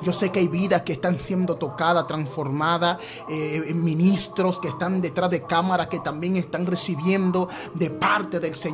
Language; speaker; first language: Spanish; native; Spanish